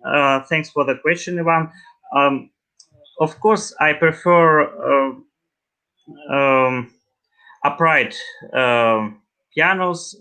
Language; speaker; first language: English; non-native, learner; Russian